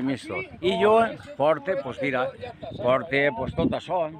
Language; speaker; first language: Catalan; native; Catalan